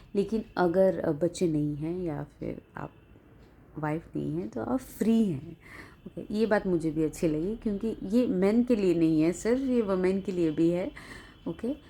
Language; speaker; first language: Hindi; non-native, local second language; Bangla